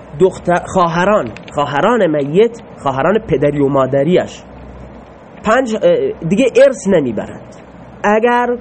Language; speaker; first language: Persian; non-native, local second language; Baluchi